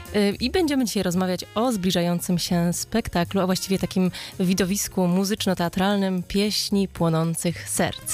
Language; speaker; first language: Polish; native; Polish